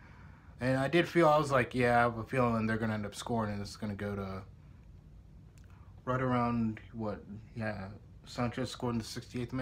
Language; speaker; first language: English; native; English